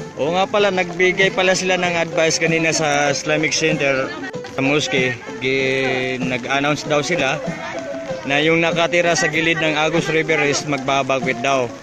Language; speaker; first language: Filipino; non-native, local second language; Maranao